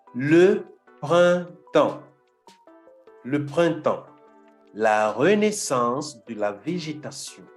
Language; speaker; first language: French; non-native, fluent; Portuguese